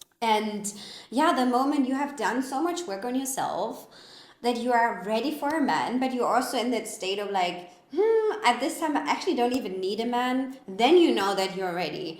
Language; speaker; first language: English; non-native, fluent; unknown